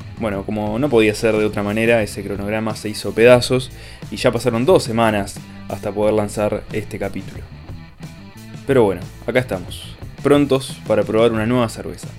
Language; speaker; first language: Spanish; native; Spanish